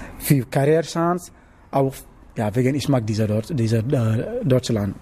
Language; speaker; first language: German; non-native, learner; Wolof